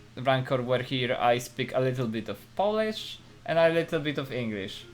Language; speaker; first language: English; non-native, fluent; Polish